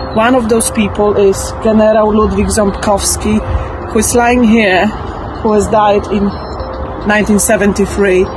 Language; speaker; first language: English; non-native, fluent; Polish